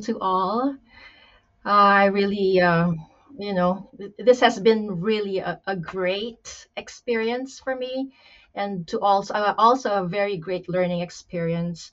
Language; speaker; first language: English; non-native, local second language; Pampanga